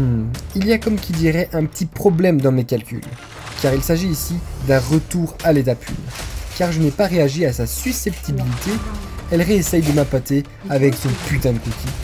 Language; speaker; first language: French; native; French